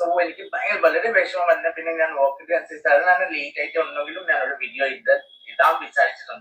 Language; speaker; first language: Malayalam; non-native, fluent; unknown